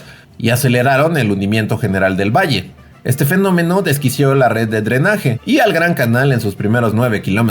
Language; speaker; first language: Spanish; native; Spanish